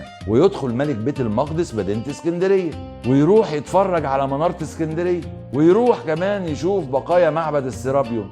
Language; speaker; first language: Arabic; native; Arabic